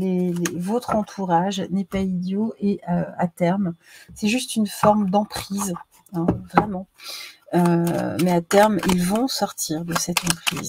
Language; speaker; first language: French; native; French